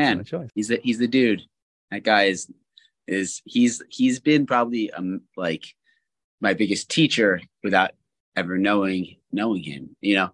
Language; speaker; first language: English; native; English